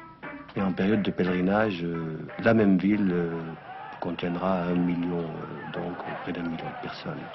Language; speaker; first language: French; non-native, local second language; Arabic